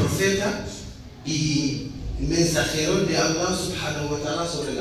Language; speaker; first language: Spanish; non-native, fluent; Arabic